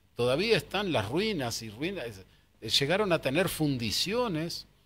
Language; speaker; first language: Spanish; native; Spanish